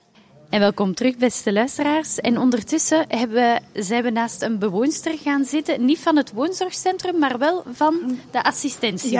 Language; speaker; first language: Dutch; native; Dutch